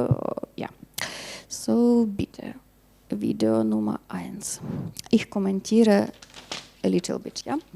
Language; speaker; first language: German; non-native, learner; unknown